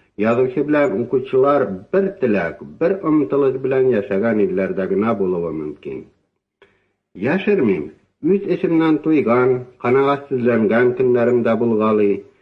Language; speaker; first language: Tatar; native; Tatar